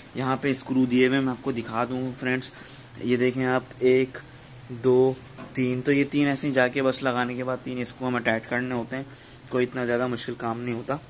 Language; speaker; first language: Urdu; native; Urdu